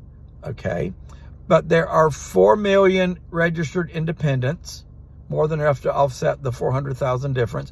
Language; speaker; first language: English; native; English